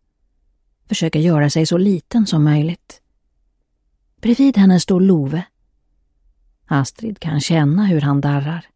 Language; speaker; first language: Swedish; native; Swedish